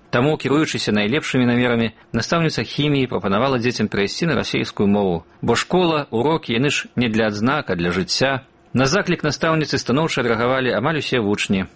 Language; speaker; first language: Belarusian; native; Belarusian